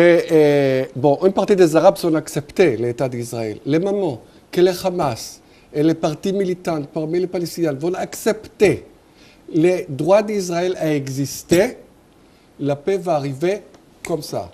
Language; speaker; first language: French; non-native, fluent; Hebrew